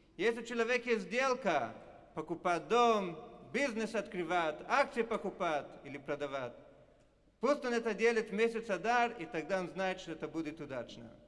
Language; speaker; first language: Russian; non-native, fluent; Italian